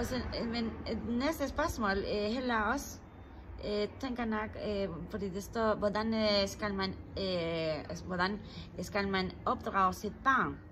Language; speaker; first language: Danish; non-native, learner; Spanish